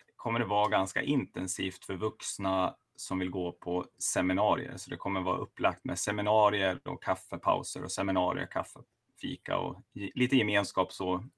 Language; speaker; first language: Swedish; native; Swedish